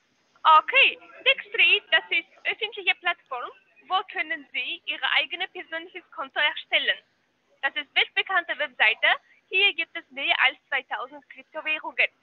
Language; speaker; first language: German; non-native, learner; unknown